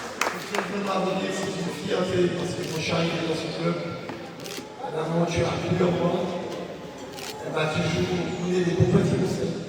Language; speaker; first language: French; native; French